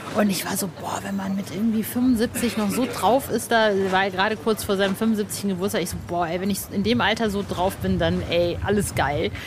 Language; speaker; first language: German; native; German